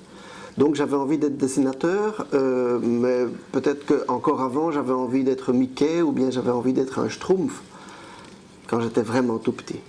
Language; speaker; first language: French; native; French